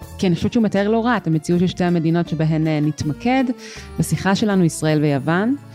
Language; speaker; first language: Hebrew; native; Hebrew